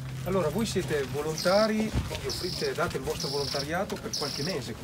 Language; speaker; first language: Italian; native; Italian